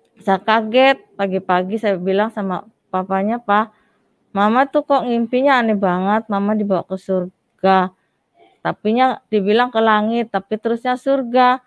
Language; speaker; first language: Indonesian; native; Indonesian